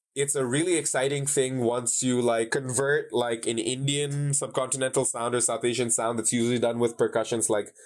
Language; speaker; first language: English; non-native, local second language; Bangla